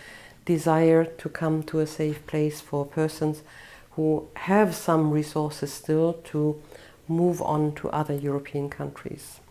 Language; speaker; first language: English; non-native, fluent; German